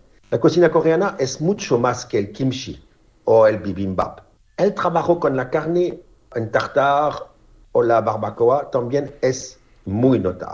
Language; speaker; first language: Spanish; non-native, fluent; Italian